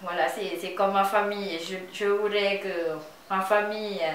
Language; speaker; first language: French; non-native, learner; Lao